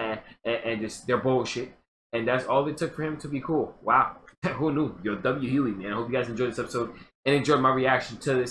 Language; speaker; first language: English; native; English